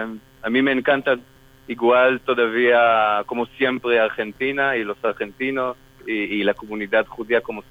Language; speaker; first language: Spanish; non-native, fluent; Hebrew